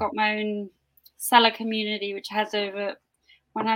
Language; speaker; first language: English; native; English